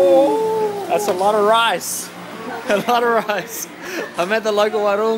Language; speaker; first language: English; native; English